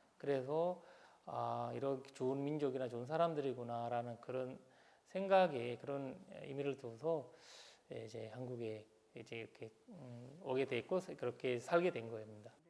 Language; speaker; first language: Korean; non-native, fluent; Sinhala